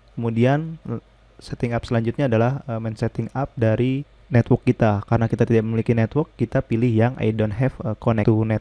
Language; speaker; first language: Indonesian; native; Indonesian